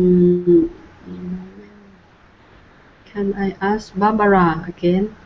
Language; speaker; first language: English; non-native, learner; Thai